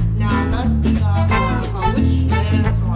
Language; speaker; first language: Turkish; non-native, learner; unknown